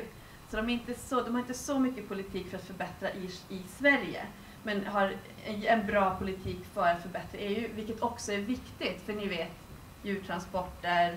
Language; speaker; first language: Swedish; native; Swedish